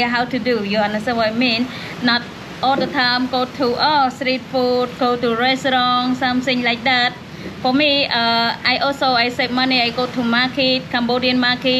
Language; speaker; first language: English; non-native, learner; Khmer